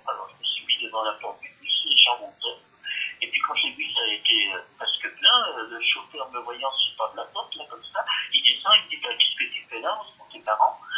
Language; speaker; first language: French; early bilingual, other home language; Yiddish